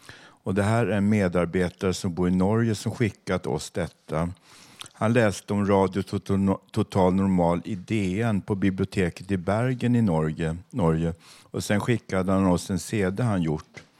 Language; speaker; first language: Swedish; native; Swedish